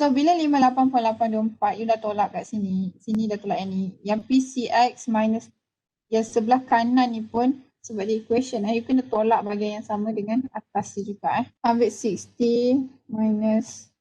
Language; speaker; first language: Malay; native; Malay